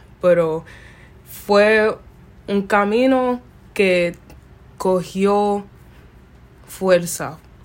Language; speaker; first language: Spanish; early bilingual, other home language; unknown